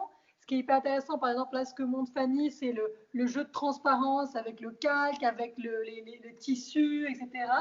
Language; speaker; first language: French; native; French